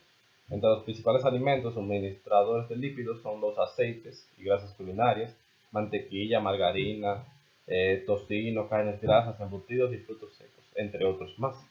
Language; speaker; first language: Spanish; native; Spanish